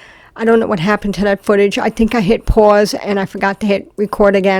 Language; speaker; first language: English; native; English